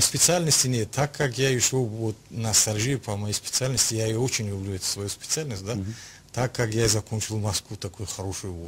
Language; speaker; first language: Russian; non-native, local second language; Tajik